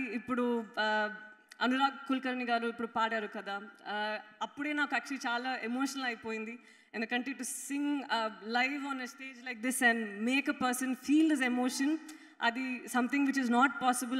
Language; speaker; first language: Telugu; non-native, fluent; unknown